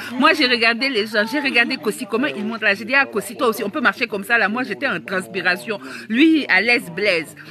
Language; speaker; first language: French; native; French